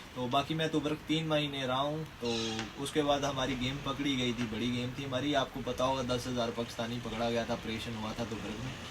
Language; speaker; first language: Urdu; non-native, local second language; Punjabi